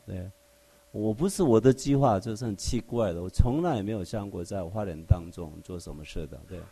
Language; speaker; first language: Chinese; non-native, fluent; Korean